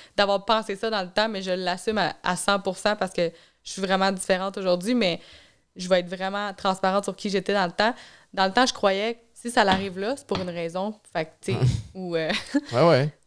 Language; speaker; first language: French; native; French